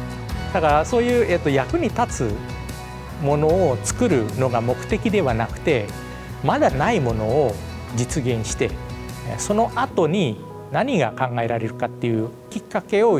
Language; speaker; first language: Japanese; non-native, fluent; Indonesian